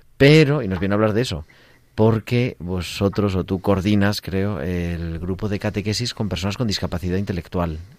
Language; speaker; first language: Spanish; native; Spanish